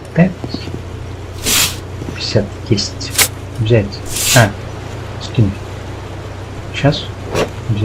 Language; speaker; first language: Russian; native; Russian